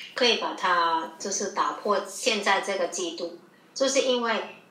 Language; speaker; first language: Chinese; non-native, local second language; Cantonese